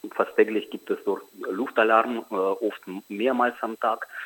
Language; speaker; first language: German; non-native, fluent; Ukrainian